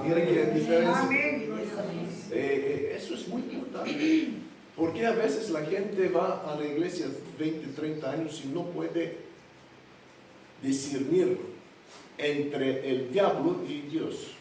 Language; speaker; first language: Spanish; non-native, fluent; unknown